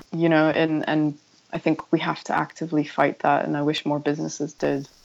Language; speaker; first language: English; native; English